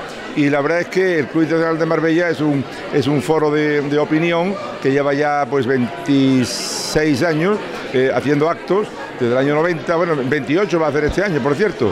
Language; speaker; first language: Spanish; native; Spanish